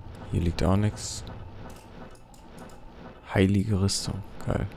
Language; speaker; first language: German; native; German